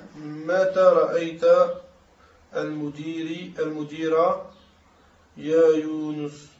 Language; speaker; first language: Arabic; non-native, learner; French